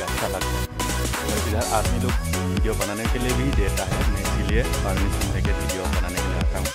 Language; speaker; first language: Hindi; non-native, local second language; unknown